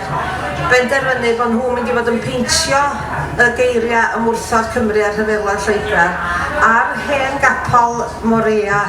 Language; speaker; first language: Welsh; native; Welsh